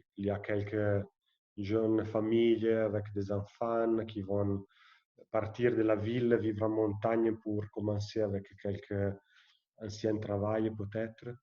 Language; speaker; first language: French; non-native, fluent; Italian